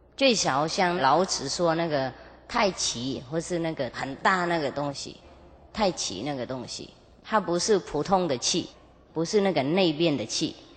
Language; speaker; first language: Chinese; non-native, fluent; Vietnamese